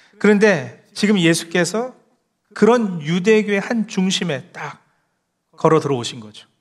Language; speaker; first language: Korean; early bilingual, heritage; Korean